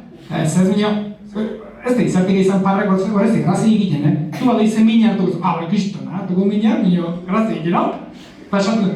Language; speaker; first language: Basque; native; Basque